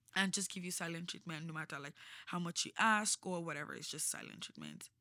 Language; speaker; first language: English; non-native, local second language; Yoruba